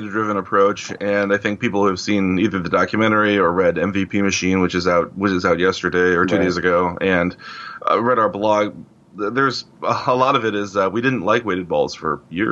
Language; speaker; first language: English; native; English